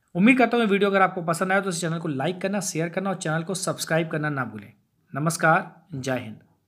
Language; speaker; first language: Hindi; native; Hindi